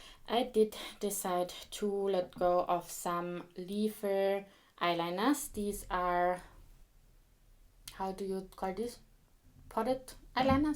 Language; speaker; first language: English; non-native, fluent; German